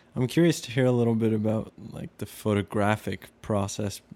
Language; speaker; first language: English; early bilingual, other home language; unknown